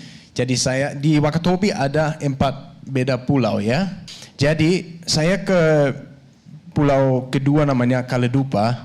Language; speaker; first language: Indonesian; non-native, learner; Danish